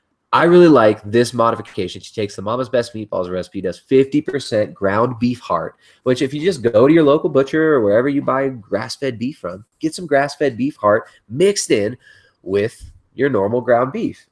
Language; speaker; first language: English; native; English